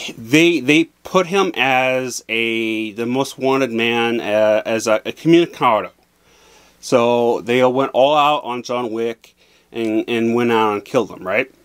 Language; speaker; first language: English; native; English